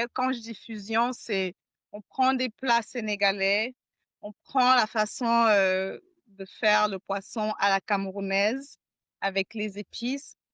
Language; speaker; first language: French; native; French